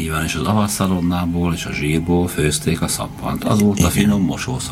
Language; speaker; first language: Hungarian; native; Hungarian